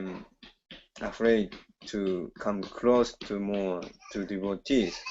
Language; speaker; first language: English; non-native, learner; Japanese